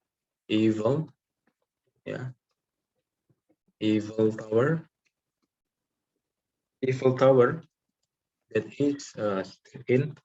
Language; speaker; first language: English; non-native, local second language; Indonesian